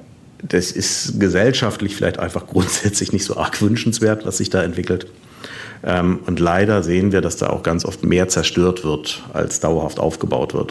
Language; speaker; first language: German; native; German